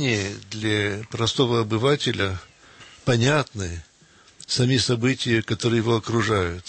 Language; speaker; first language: Russian; early bilingual, heritage; Russian